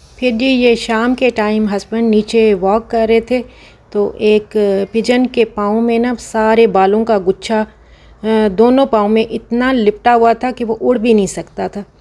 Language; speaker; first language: Urdu; non-native, local second language; Punjabi